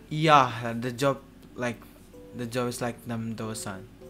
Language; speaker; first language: English; non-native, learner; Indonesian